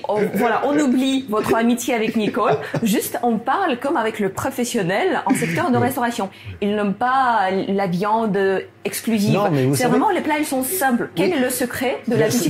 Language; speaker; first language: French; non-native, fluent; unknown